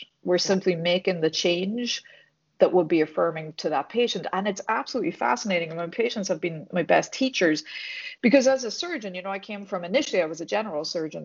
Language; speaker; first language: English; native; English